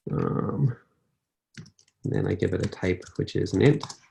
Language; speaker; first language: English; native; English